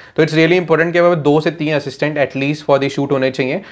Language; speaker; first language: Hindi; native; Hindi